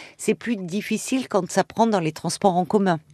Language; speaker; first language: French; native; French